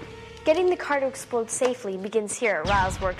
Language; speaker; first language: English; native; English